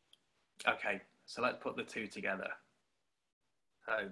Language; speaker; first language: English; native; English